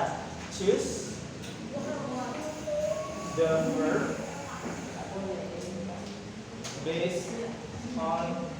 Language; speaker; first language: English; non-native, learner; Indonesian